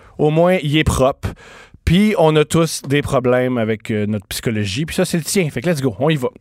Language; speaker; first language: French; native; French